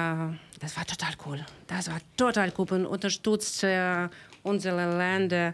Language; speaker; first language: German; non-native, learner; Ukrainian